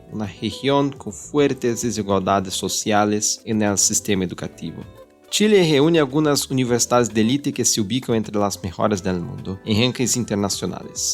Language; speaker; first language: Portuguese; non-native, learner; Spanish